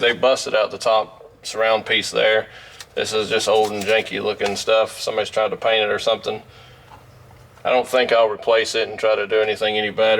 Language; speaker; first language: English; native; English